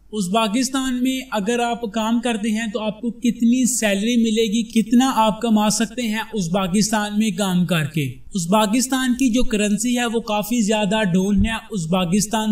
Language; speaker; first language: Hindi; non-native, local second language; Punjabi